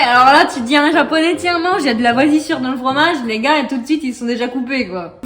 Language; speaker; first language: French; native; French